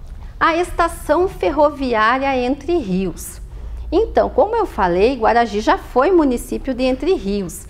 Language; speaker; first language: Portuguese; native; Portuguese